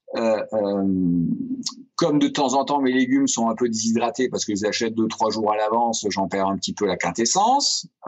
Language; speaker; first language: French; native; French